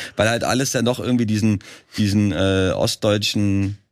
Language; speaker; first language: German; native; German